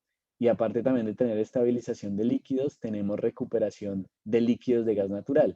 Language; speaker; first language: Spanish; native; Spanish